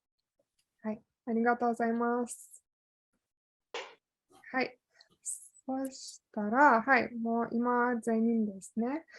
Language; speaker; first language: Japanese; non-native, fluent; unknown